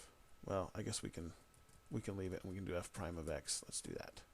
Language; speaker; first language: English; native; English